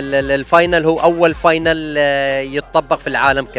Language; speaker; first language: Arabic; native; Arabic